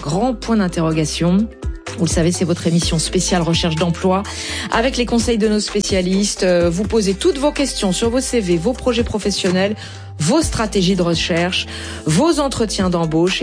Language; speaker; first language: French; native; French